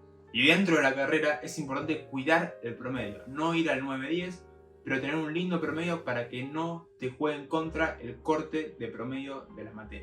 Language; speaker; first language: Spanish; native; Spanish